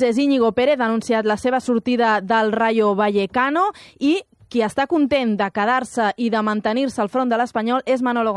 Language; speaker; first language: Catalan; native; Catalan